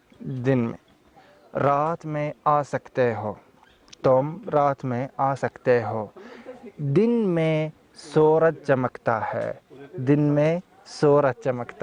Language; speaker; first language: Hindi; non-native, learner; Arabic